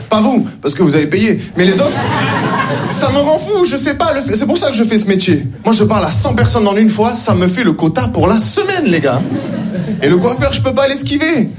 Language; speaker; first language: French; native; French